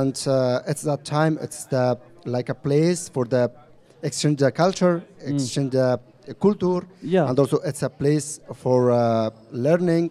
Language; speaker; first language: English; non-native, learner; Persian